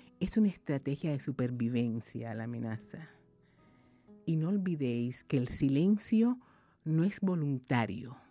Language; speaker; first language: Spanish; native; Spanish